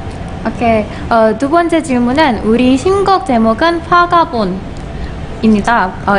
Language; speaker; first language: Korean; non-native, fluent; Indonesian